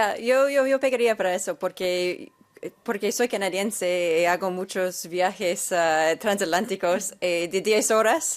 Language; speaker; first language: Spanish; non-native, fluent; English